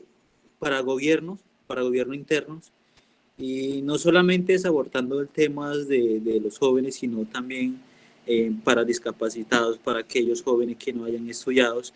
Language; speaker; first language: Spanish; non-native, local second language; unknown